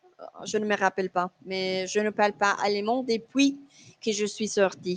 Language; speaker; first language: French; non-native, learner; Spanish